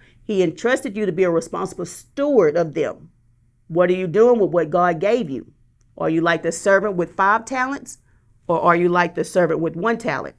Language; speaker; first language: English; native; English